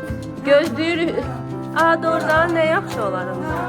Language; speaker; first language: Turkish; non-native, learner; Urdu